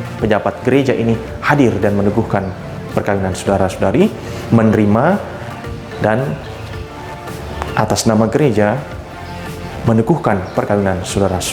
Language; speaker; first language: Indonesian; native; Indonesian